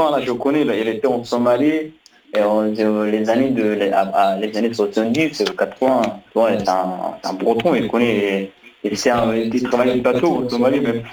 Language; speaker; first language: French; non-native, learner; Somali